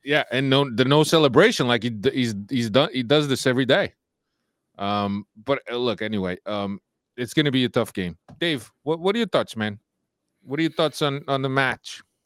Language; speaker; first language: English; native; English